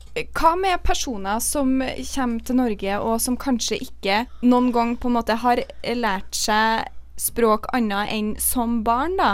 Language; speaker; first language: Norwegian; native; Norwegian